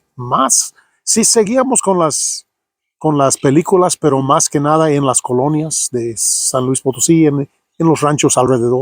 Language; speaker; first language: Spanish; non-native, fluent; English